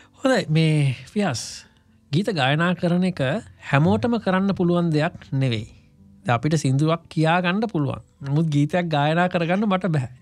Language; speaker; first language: Sinhala; native; Sinhala